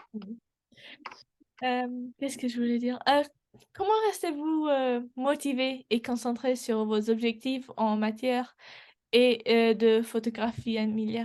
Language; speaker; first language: French; non-native, learner; English